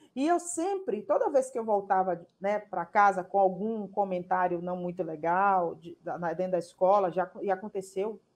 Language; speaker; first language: Portuguese; native; Portuguese